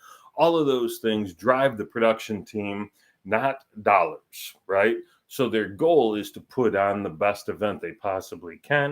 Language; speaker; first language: English; native; English